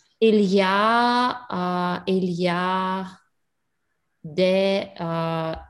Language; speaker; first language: French; non-native, learner; English